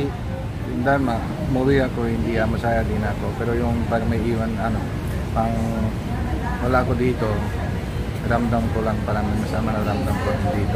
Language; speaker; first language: Filipino; non-native, learner; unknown